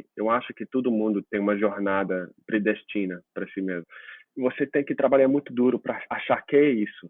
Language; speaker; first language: Portuguese; non-native, fluent; English